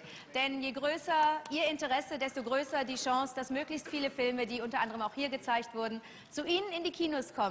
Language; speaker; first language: German; native; German